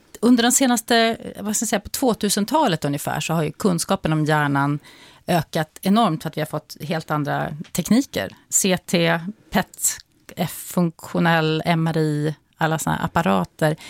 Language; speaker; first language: Swedish; native; Swedish